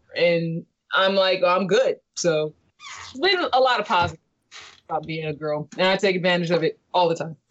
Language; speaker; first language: English; native; English